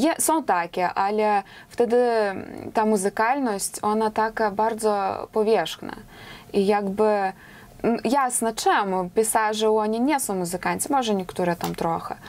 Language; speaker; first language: Polish; native; Polish